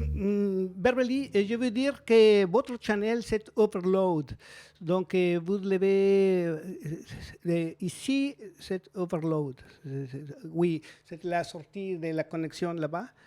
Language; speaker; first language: French; non-native, learner; Spanish